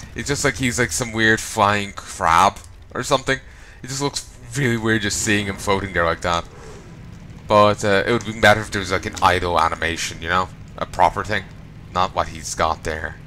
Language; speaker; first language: English; native; English